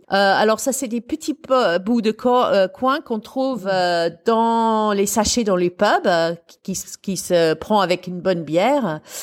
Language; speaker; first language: French; non-native, fluent; English